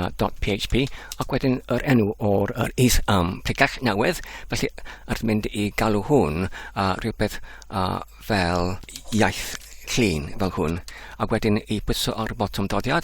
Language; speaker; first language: Welsh; non-native, fluent; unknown